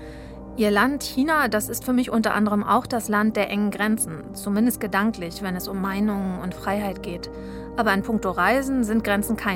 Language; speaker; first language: German; native; German